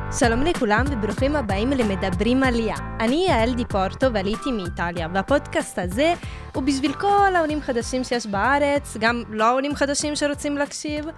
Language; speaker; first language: Hebrew; non-native, fluent; Italian